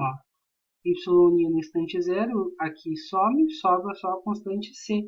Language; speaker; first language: Portuguese; native; Portuguese